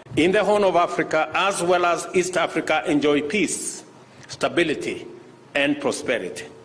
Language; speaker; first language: English; non-native, local second language; Kalenjin